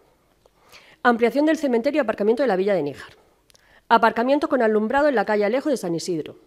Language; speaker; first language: Spanish; native; Spanish